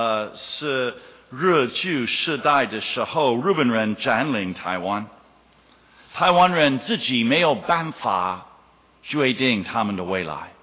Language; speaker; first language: Chinese; non-native, fluent; English